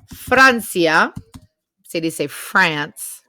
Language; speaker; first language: Spanish; non-native, fluent; English